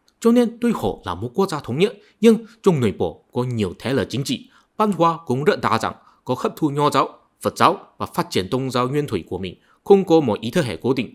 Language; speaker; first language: Vietnamese; non-native, fluent; Chinese